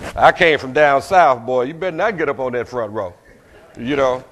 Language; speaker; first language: English; native; English